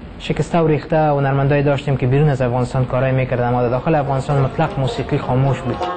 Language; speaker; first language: Persian; non-native, local second language; Pashto